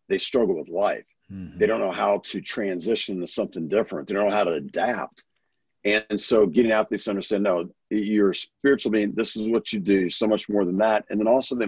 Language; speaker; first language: English; native; English